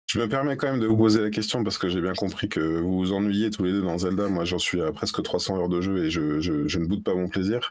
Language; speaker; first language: French; native; French